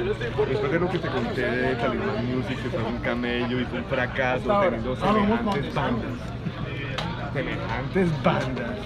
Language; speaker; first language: Spanish; native; Spanish